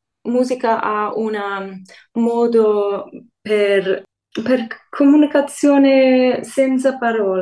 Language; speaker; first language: Italian; early bilingual, heritage; English